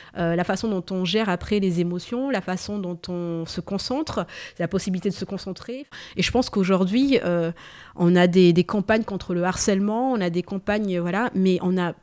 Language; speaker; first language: French; early bilingual, other home language; Malagasy